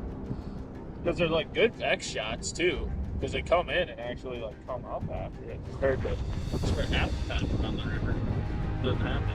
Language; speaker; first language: English; native; English